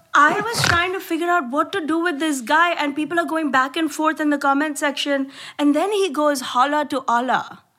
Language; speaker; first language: English; non-native, local second language; Gujarati